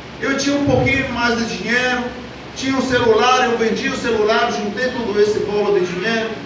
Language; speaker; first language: Portuguese; non-native, fluent; Spanish